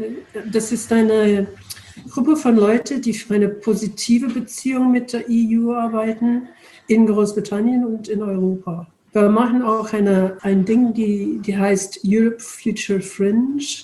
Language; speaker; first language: German; non-native, fluent; English